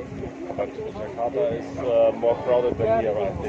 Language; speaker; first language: English; non-native, fluent; German